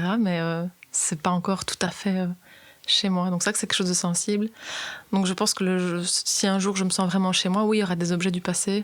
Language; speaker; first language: French; native; French